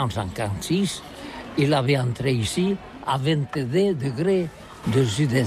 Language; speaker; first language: French; non-native, learner; Catalan